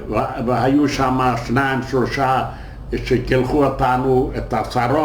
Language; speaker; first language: Hebrew; non-native, fluent; Yiddish